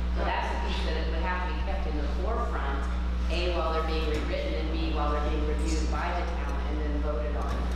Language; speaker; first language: English; native; English